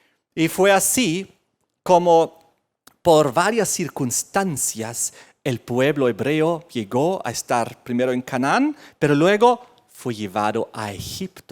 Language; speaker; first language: Spanish; native; Spanish